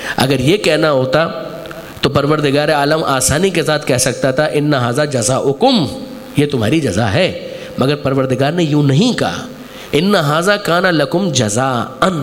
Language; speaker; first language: Urdu; non-native, local second language; Gujarati